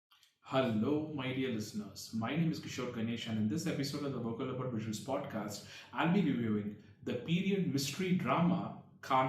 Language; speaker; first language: English; non-native, local second language; Tamil